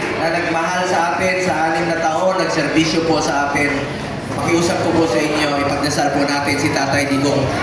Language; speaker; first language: Filipino; non-native, local second language; Cebuano